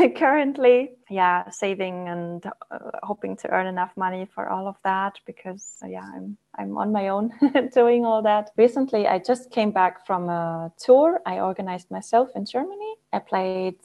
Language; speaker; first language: English; non-native, fluent; German